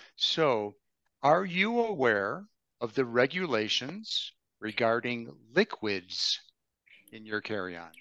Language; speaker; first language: English; native; English